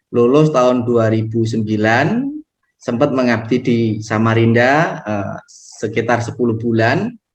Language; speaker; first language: Indonesian; non-native, local second language; Javanese